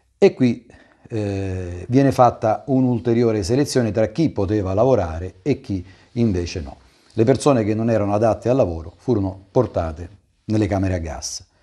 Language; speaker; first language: Italian; native; Italian